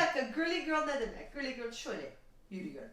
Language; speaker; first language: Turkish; non-native, learner; English